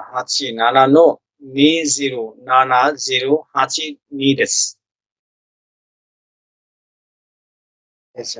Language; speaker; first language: Japanese; non-native, learner; Bangla